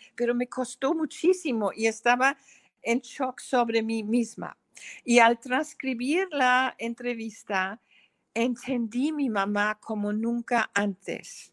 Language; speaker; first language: Spanish; non-native, fluent; German